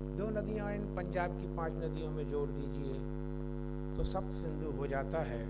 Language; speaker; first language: Hindi; non-native, local second language; Punjabi